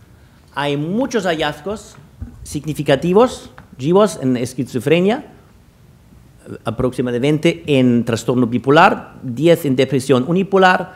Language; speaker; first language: Spanish; non-native, fluent; German